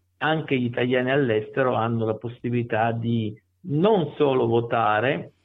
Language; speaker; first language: Italian; native; Italian